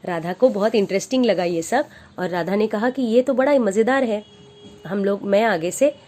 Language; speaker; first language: Hindi; non-native, local second language; Marathi